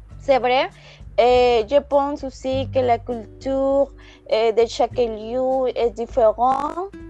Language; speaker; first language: French; non-native, learner; Spanish